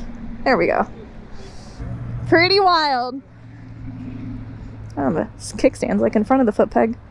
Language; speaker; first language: English; native; English